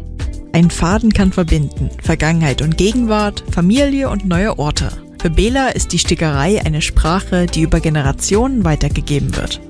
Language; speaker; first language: German; native; German